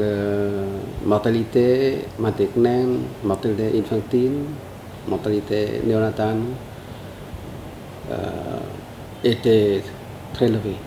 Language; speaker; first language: French; non-native, learner; Vietnamese